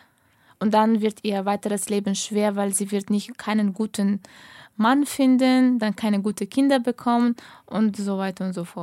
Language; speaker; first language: German; non-native, fluent; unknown